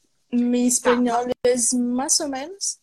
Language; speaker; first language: Spanish; non-native, learner; Portuguese